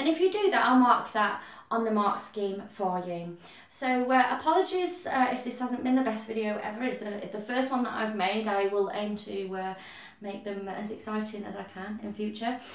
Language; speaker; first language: English; native; English